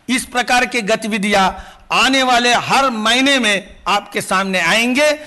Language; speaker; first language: Hindi; non-native, local second language; Telugu